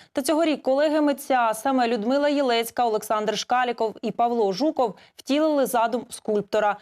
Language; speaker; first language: Ukrainian; native; Ukrainian